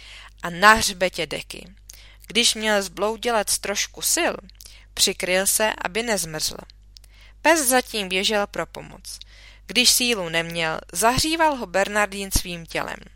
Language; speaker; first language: Czech; native; Czech